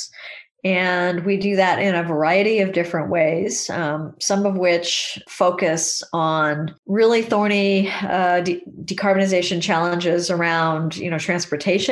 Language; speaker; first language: English; native; English